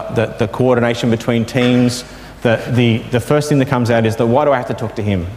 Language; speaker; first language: English; native; English